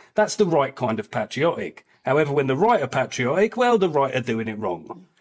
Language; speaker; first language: English; native; English